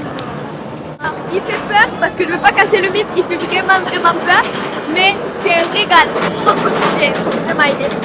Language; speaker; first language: French; native; French